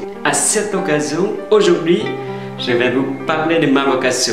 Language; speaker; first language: French; non-native, fluent; Vietnamese